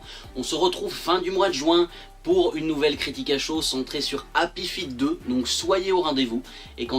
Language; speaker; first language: French; native; French